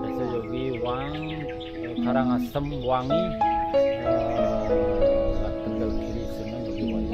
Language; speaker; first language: Korean; non-native, learner; Indonesian